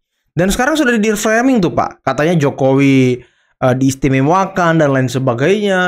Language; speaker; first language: Indonesian; native; Indonesian